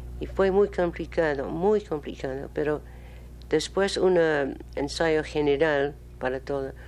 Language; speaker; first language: Spanish; non-native, learner; English